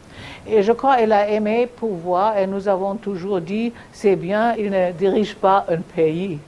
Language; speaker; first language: French; non-native, fluent; German